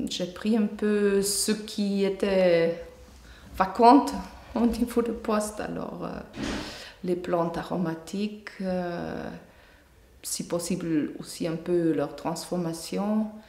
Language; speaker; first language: French; non-native, fluent; German